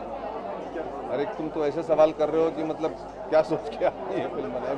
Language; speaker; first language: Hindi; native; Hindi